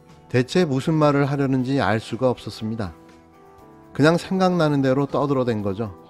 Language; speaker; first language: Korean; native; Korean